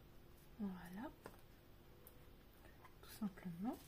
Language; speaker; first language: French; native; French